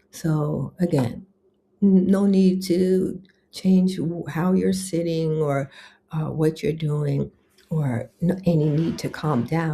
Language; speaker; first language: English; native; English